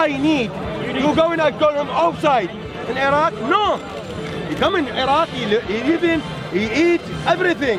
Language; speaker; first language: English; non-native, learner; Arabic